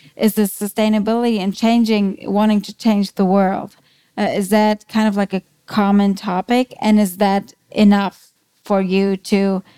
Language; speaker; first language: English; non-native, fluent; German